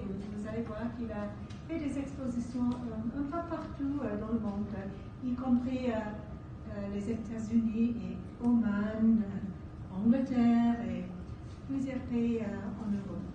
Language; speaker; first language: French; non-native, fluent; English